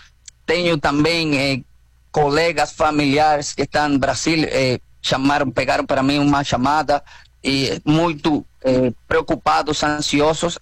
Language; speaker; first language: Portuguese; non-native, learner; Spanish